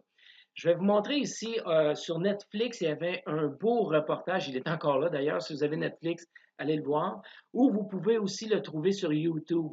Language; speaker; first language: French; native; French